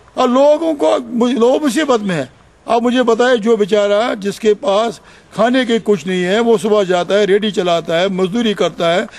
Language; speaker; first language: Urdu; non-native, local second language; Kashmiri